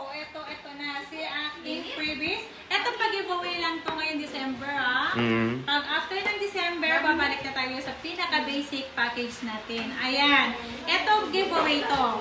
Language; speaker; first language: Filipino; native; Filipino